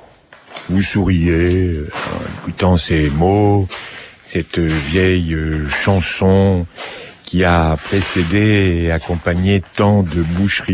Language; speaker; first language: French; native; French